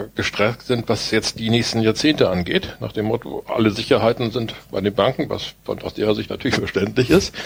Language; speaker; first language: German; native; German